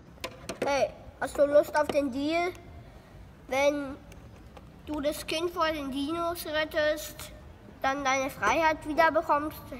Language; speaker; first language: German; native; German